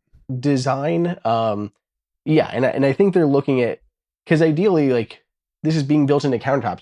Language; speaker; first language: English; native; English